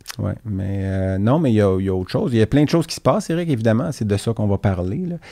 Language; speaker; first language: French; native; French